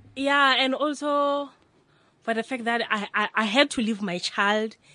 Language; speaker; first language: English; non-native, local second language; Northern Sotho